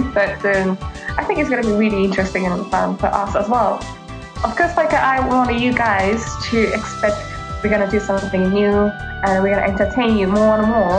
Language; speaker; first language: English; non-native, fluent; Japanese